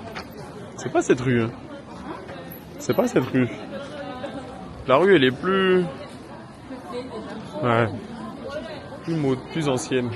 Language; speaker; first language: French; native; French